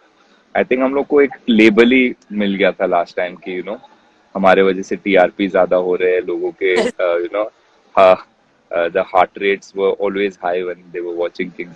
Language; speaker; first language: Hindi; non-native, local second language; Kannada